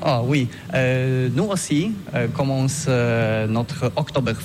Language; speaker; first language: French; non-native, learner; Polish